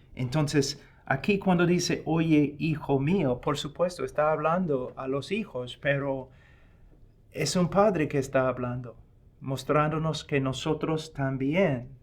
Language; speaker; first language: Spanish; non-native, fluent; English